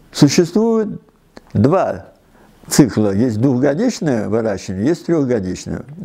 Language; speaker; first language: Russian; non-native, local second language; Uzbek